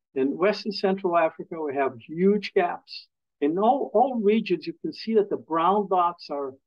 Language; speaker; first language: English; non-native, fluent; Portuguese